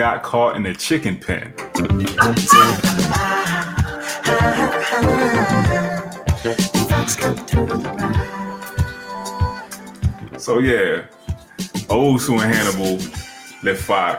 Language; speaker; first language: English; native; English